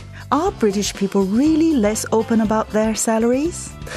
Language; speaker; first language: English; non-native, fluent; Chinese